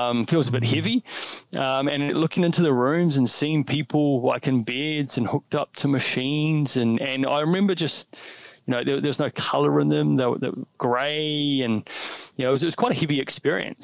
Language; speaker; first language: English; native; English